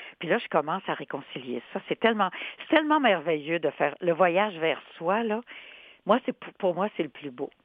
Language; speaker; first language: French; native; French